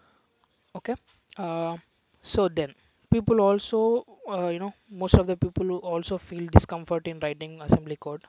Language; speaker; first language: English; non-native, local second language; Telugu